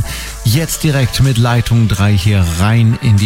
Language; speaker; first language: German; native; German